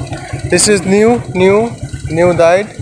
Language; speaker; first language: English; non-native, learner; Nepali